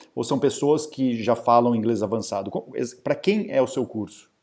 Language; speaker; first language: Portuguese; native; Portuguese